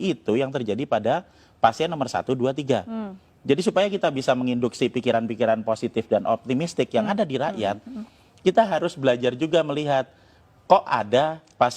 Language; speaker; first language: Indonesian; native; Indonesian